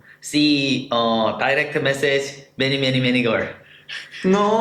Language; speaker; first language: English; non-native, learner; Korean